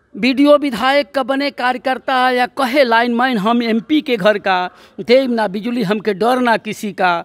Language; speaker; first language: Hindi; native; Hindi